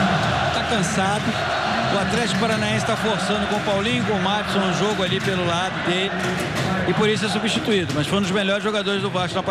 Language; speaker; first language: Portuguese; native; Portuguese